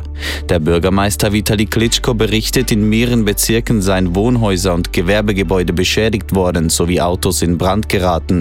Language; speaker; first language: German; native; German